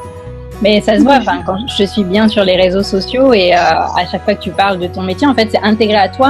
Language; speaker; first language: French; native; French